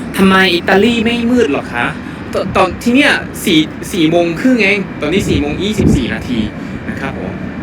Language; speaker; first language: Thai; non-native, fluent; Korean